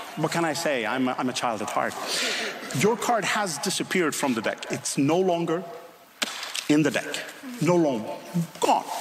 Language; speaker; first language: English; non-native, fluent; Finnish